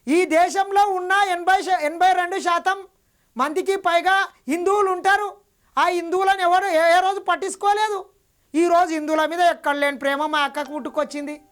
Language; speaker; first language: Telugu; native; Telugu